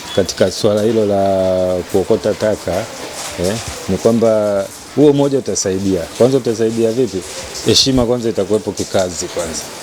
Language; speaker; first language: Swahili; native; Swahili